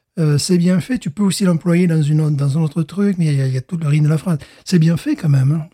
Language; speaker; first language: French; native; French